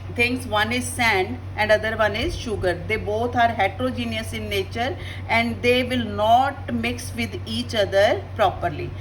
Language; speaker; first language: English; non-native, local second language; Punjabi